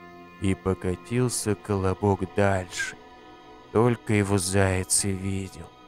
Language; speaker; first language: Russian; native; Russian